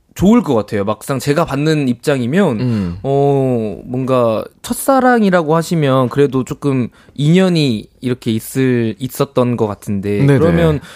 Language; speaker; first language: Korean; native; Korean